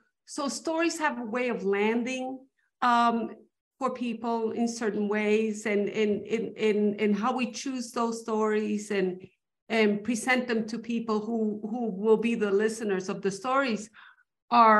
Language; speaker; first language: English; early bilingual, other home language; Spanish